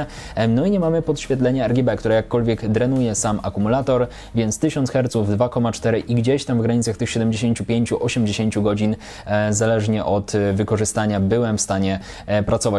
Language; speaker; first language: Polish; native; Polish